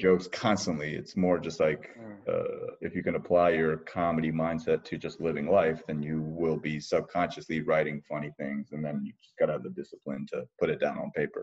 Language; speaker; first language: English; native; English